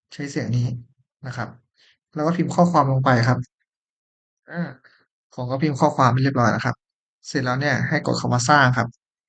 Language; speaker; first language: Thai; native; Thai